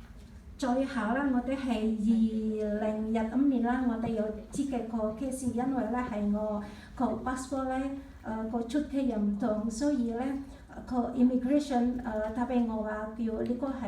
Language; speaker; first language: Cantonese; non-native, learner; Indonesian